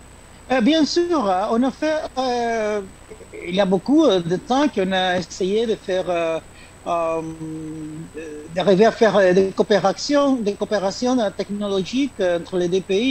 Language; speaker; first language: French; non-native, fluent; Spanish